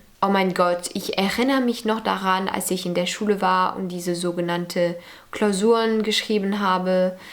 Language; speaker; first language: German; early bilingual, other home language; French